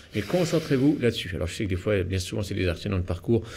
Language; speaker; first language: French; native; French